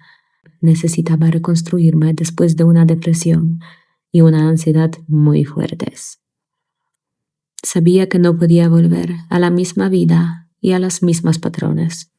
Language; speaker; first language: Spanish; non-native, fluent; Polish